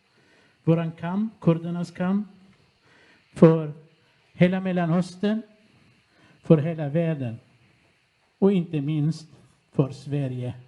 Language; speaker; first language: Swedish; non-native, fluent; Kurdish